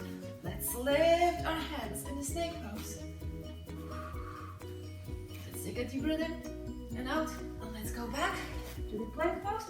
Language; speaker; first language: English; non-native, fluent; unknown